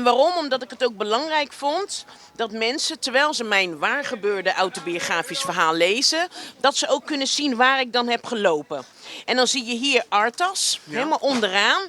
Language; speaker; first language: Dutch; native; Dutch